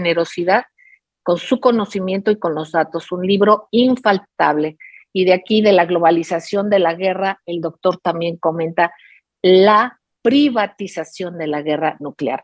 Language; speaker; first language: Spanish; native; Spanish